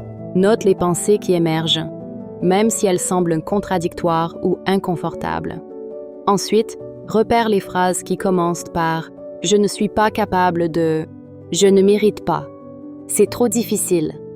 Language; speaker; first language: French; native; French